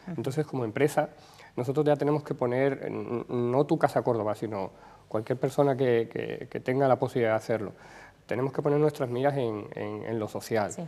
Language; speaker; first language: Spanish; native; Spanish